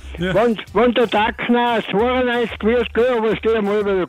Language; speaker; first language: German; native; German